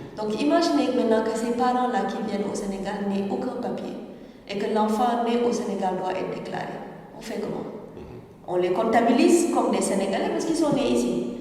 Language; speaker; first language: French; non-native, local second language; Wolof